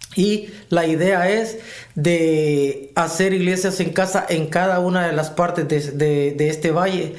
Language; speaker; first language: Spanish; native; Spanish